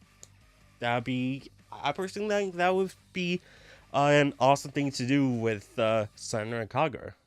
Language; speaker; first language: English; native; English